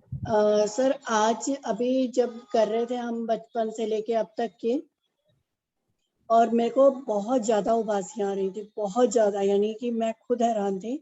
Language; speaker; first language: Hindi; native; Hindi